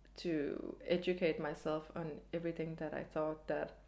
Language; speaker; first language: English; early bilingual, other home language; Danish